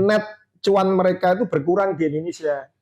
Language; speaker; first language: Indonesian; native; Indonesian